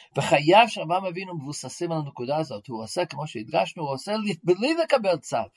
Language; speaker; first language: Hebrew; non-native, fluent; English